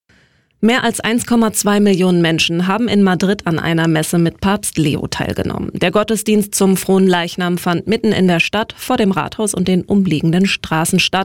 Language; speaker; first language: German; native; German